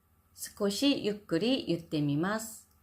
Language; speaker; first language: Japanese; non-native, fluent; Korean